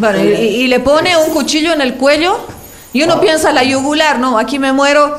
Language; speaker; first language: Spanish; native; Spanish